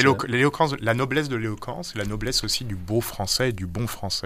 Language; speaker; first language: French; native; French